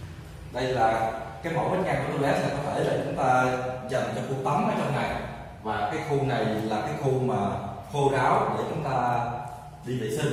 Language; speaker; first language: Vietnamese; native; Vietnamese